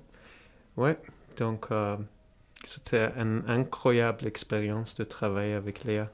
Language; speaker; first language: French; non-native, fluent; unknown